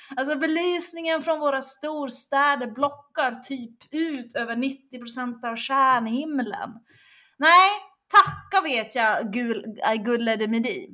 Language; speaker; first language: Swedish; native; Swedish